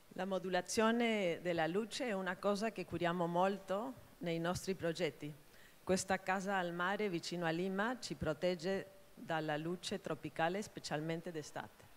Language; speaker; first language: Italian; non-native, fluent; Spanish